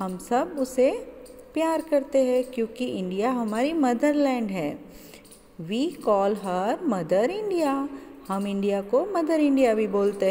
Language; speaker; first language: Hindi; non-native, local second language; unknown